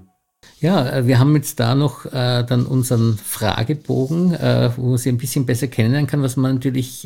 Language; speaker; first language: German; native; German